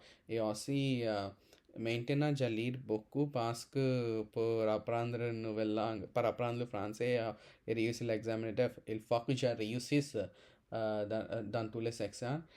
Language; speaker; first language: French; non-native, learner; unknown